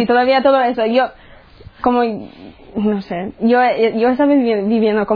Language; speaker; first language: Spanish; early bilingual, heritage; English